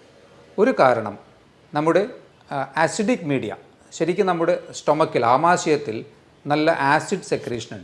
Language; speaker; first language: Malayalam; native; Malayalam